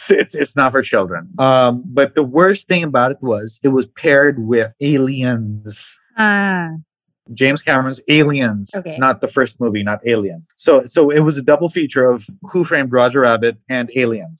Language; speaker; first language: English; non-native, local second language; Cebuano